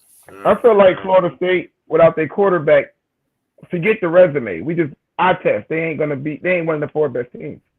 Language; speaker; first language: English; native; English